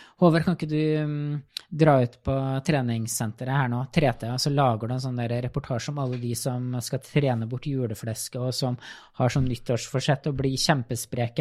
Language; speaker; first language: Norwegian; native; Norwegian